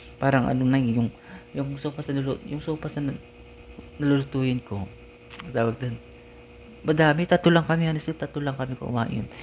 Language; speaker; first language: Filipino; non-native, local second language; Iloko